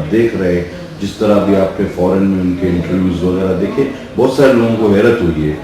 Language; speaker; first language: Urdu; non-native, local second language; Sindhi